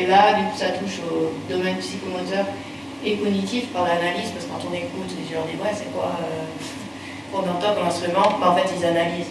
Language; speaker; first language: French; native; French